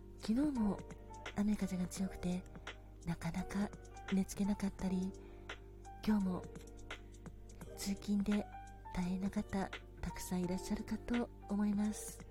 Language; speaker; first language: Japanese; native; Japanese